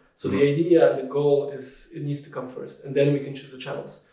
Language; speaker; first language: English; non-native, fluent; Polish